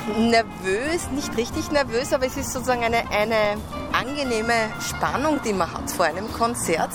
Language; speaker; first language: German; native; German